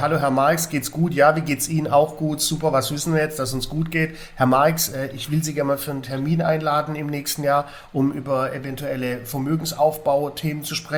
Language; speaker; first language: German; native; German